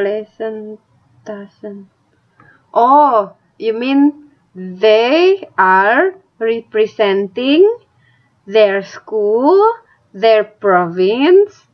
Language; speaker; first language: English; non-native, fluent; Indonesian